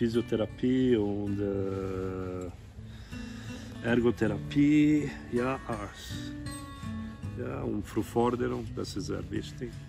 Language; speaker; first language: German; non-native, learner; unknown